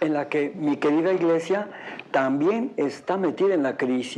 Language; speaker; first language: Spanish; native; Spanish